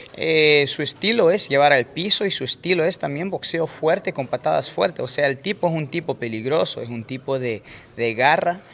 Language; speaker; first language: Spanish; native; Spanish